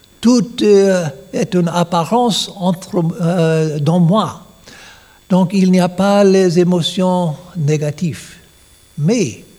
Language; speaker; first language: French; non-native, learner; English